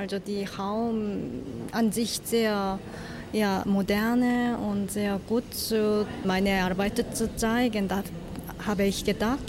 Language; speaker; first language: German; non-native, learner; Korean